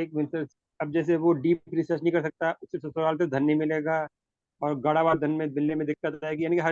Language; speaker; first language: Hindi; native; Hindi